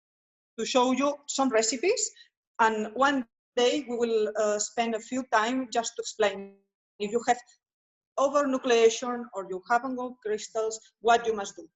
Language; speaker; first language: English; non-native, learner; Spanish